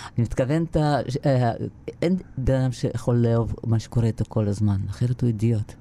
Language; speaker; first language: Hebrew; non-native, fluent; Russian